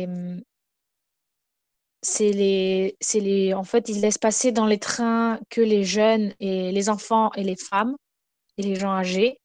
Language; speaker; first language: French; non-native, fluent; Ukrainian